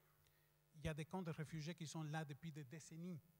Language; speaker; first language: French; non-native, fluent; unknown